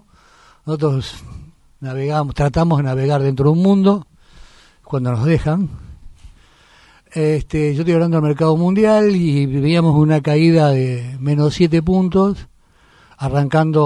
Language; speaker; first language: Spanish; native; Spanish